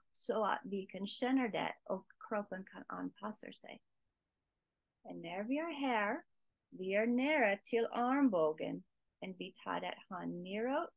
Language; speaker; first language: Swedish; non-native, learner; English